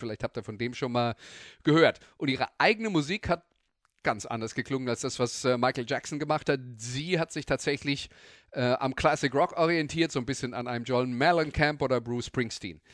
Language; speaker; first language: German; native; German